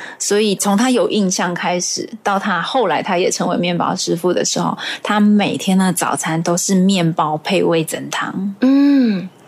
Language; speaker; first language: Chinese; non-native, local second language; Hakka Chinese